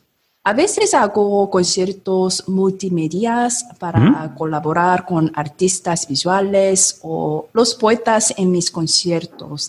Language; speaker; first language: Spanish; non-native, learner; Korean